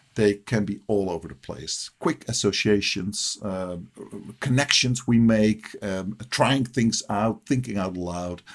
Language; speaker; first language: English; early bilingual, other home language; Dutch